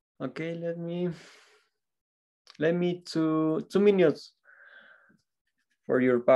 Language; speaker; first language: English; non-native, learner; Spanish